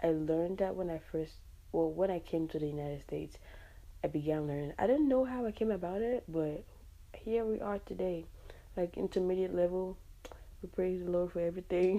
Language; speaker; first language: English; native; English